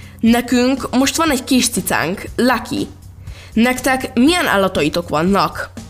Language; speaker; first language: Hungarian; native; Hungarian